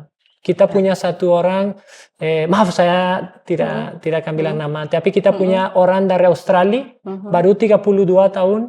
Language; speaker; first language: Indonesian; non-native, fluent; English